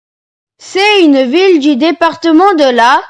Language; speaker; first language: French; non-native, learner; Tamil